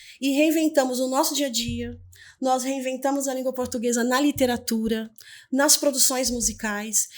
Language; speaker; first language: Portuguese; native; Portuguese